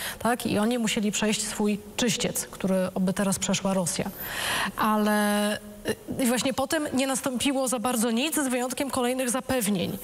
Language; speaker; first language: Polish; native; Polish